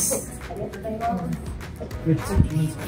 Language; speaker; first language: Japanese; non-native, learner; Chinese